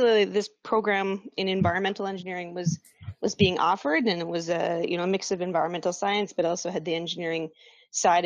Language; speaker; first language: English; native; English